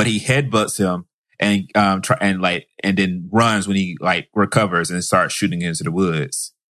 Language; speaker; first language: English; native; English